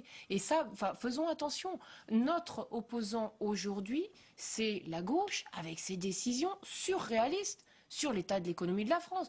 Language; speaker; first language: French; native; French